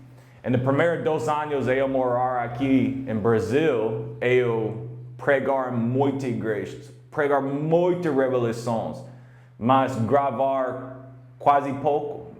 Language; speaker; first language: Portuguese; non-native, learner; English